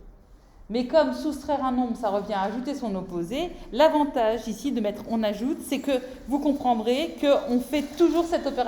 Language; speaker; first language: French; native; French